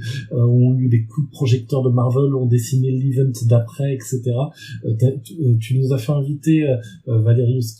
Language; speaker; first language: French; native; French